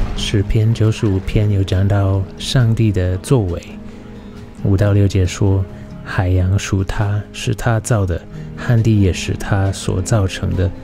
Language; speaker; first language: Chinese; non-native, fluent; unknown